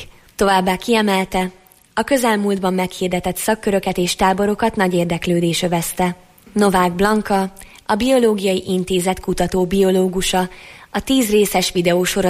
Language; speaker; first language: Hungarian; native; Hungarian